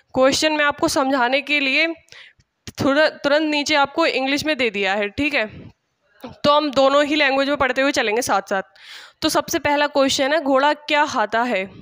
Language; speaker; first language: Hindi; native; Hindi